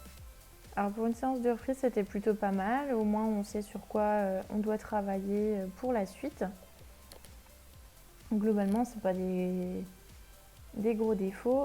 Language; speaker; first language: French; native; French